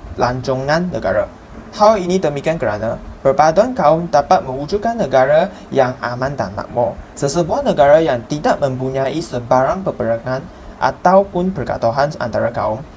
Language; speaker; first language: Malay; non-native, local second language; Chinese